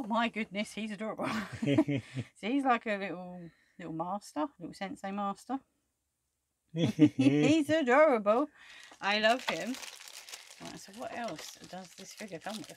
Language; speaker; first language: English; native; English